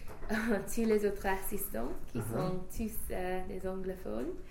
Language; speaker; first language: French; non-native, fluent; English